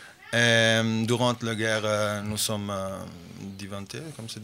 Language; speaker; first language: French; non-native, fluent; Bosnian